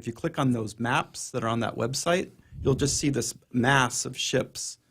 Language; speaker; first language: English; native; English